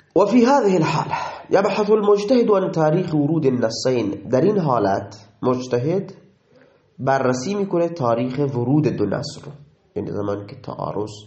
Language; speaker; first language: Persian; non-native, local second language; Baluchi